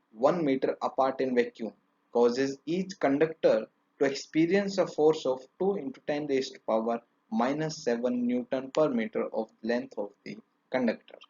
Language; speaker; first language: English; non-native, local second language; Hindi